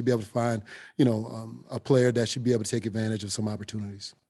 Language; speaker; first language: English; native; English